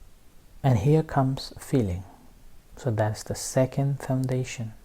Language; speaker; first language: English; non-native, fluent; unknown